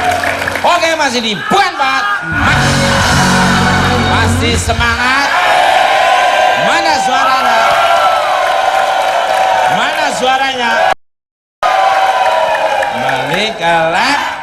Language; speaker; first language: Indonesian; native; Indonesian